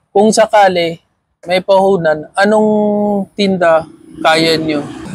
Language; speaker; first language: Filipino; non-native, learner; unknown